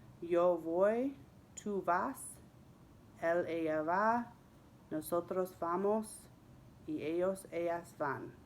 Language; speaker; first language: Spanish; non-native, fluent; English